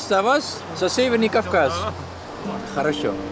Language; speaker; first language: Russian; non-native, fluent; Dutch